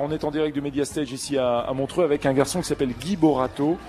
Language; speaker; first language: French; native; French